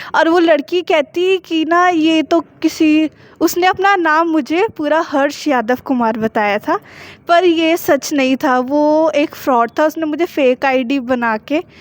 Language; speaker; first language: Hindi; non-native, local second language; Punjabi